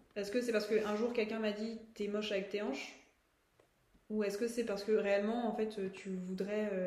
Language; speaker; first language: French; native; French